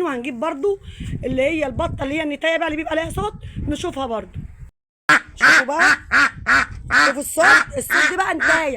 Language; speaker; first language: Arabic; native; Arabic